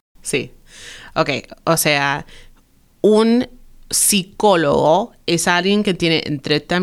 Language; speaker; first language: Spanish; early bilingual, heritage; Spanish